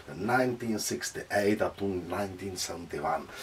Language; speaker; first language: English; non-native, learner; Czech